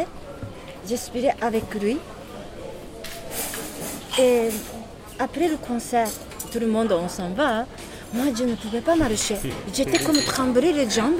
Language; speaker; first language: French; non-native, learner; Japanese